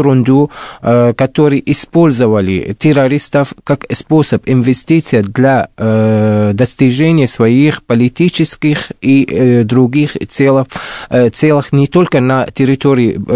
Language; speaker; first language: Russian; non-native, fluent; Arabic